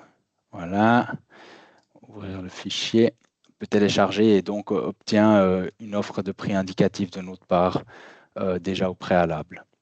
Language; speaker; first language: French; native; French